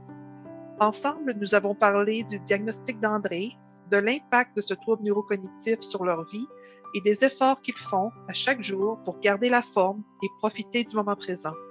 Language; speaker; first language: French; native; French